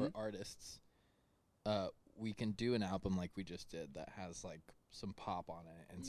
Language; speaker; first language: English; native; English